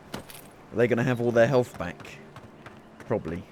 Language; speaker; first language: English; native; English